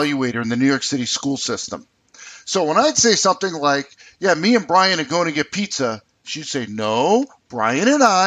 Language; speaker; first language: English; native; English